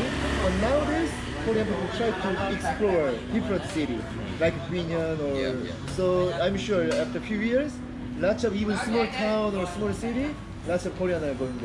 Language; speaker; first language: English; non-native, learner; Korean